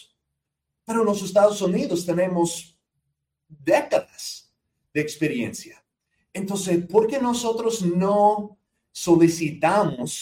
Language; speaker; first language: Spanish; non-native, fluent; English